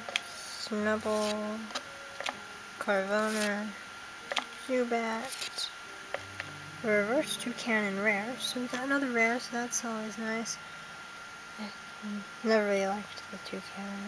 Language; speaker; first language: English; native; English